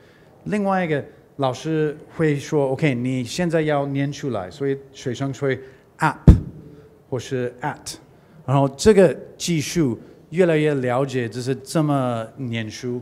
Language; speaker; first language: Chinese; non-native, learner; English